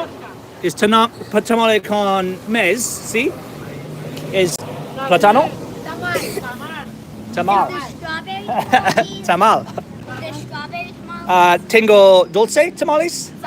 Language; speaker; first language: Spanish; non-native, learner; English